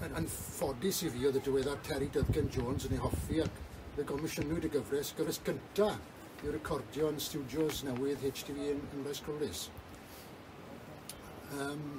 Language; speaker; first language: Welsh; native; Welsh